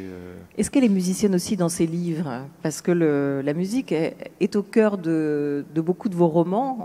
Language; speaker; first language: French; native; French